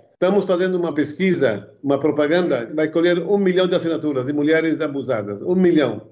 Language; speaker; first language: Portuguese; early bilingual, other home language; Arabic